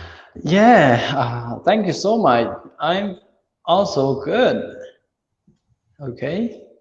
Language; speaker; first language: English; non-native, learner; Khmer